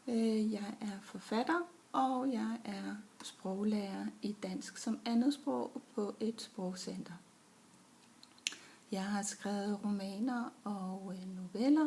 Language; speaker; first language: Danish; early bilingual, other home language; German